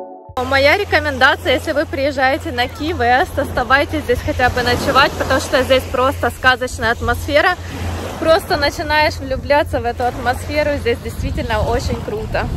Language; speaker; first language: Russian; native; Russian